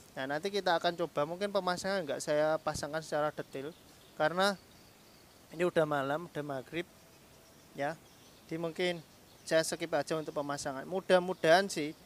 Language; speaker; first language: Indonesian; native; Indonesian